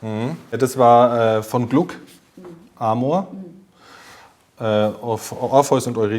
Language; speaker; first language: German; native; German